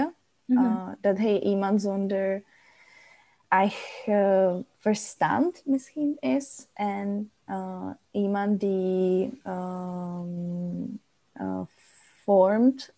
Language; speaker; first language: Dutch; non-native, learner; Czech